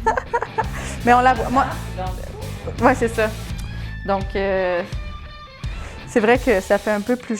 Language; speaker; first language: French; native; French